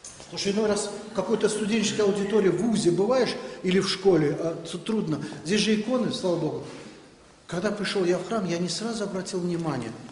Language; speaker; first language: Russian; non-native, local second language; Azerbaijani